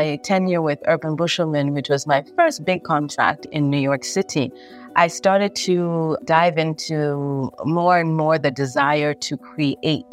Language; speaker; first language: English; native; English